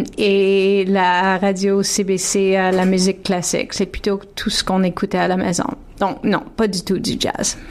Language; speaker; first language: French; native; French